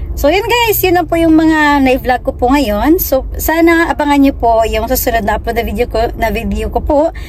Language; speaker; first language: Filipino; non-native, local second language; Cebuano